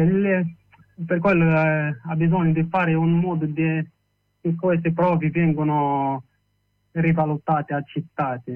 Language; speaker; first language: Italian; non-native, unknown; Arabic